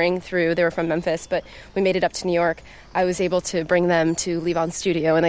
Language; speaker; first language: English; native; English